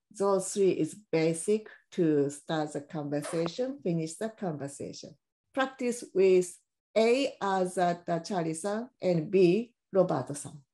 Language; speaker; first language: English; non-native, fluent; Japanese